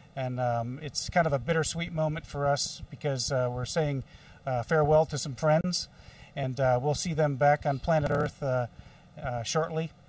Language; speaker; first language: English; native; English